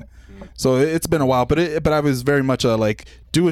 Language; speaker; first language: English; early bilingual, other home language; Spanish